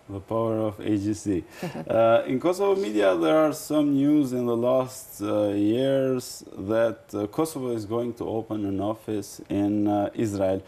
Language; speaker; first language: English; non-native, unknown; Albanian